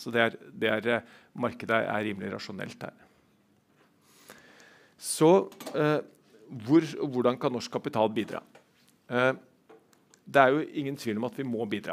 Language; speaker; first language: Norwegian; native; Norwegian